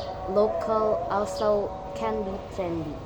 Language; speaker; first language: English; non-native, learner; Indonesian